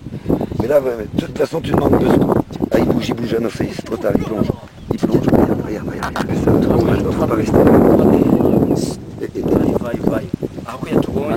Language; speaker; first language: French; native; French